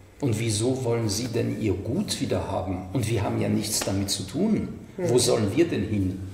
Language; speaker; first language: German; non-native, fluent; French